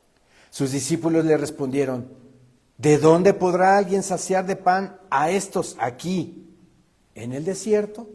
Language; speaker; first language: Spanish; native; Spanish